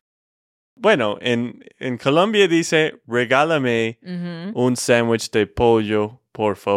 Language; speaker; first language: Spanish; non-native, fluent; English